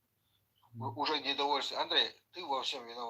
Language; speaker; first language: Russian; non-native, local second language; Chechen